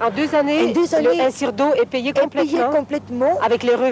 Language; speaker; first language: French; native; French